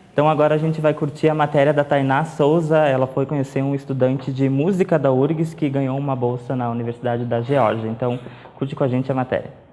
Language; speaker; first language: Portuguese; native; Portuguese